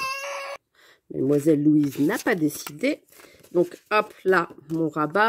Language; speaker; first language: French; native; French